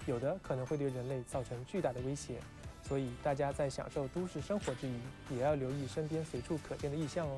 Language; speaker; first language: Chinese; native; Chinese